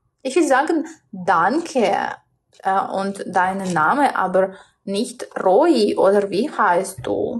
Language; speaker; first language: German; non-native, learner; Russian